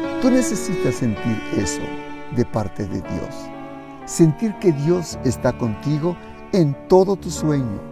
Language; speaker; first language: Spanish; native; Spanish